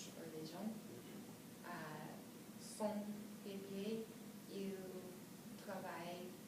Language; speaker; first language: French; non-native, learner; English